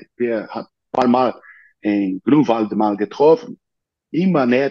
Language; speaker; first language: German; non-native, fluent; Portuguese